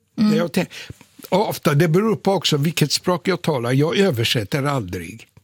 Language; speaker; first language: Swedish; non-native, fluent; Polish